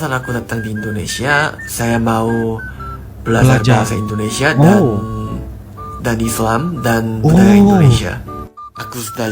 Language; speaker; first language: Indonesian; non-native, learner; Korean